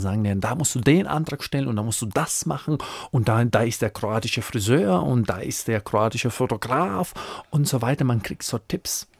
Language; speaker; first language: German; non-native, fluent; Croatian